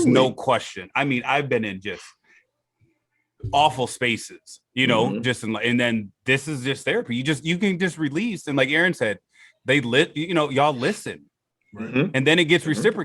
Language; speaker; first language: English; native; English